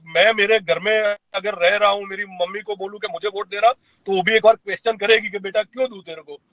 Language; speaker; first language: Hindi; non-native, local second language; Gujarati